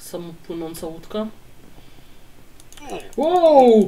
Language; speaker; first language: Polish; native; Polish